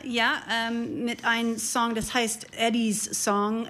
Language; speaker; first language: German; non-native, learner; English